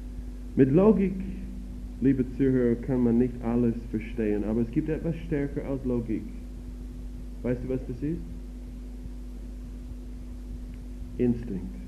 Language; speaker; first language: German; non-native, fluent; English